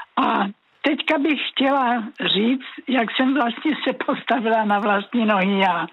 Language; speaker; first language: Czech; native; Czech